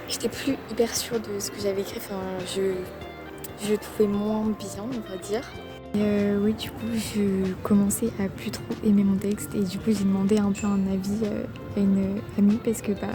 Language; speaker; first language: French; native; French